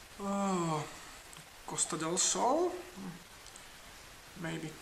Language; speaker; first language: English; non-native, learner; Czech